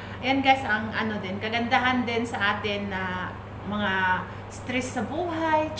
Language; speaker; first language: Filipino; native; Filipino